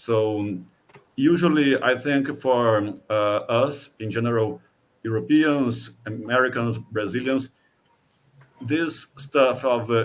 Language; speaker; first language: English; non-native, fluent; Portuguese